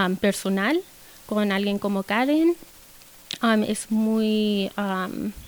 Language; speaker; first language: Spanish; early bilingual, heritage; Spanish